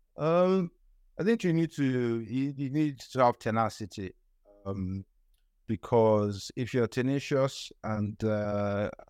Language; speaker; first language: English; non-native, local second language; Yoruba